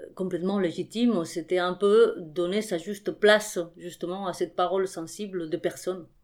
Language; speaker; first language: French; non-native, fluent; Spanish